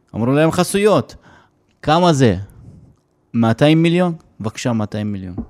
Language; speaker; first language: Hebrew; non-native, local second language; Arabic